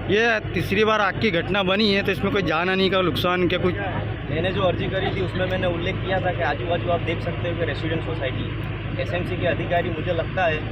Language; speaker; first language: Hindi; non-native, local second language; Gujarati